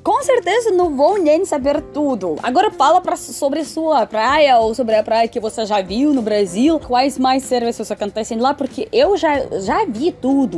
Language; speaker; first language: Portuguese; non-native, fluent; Russian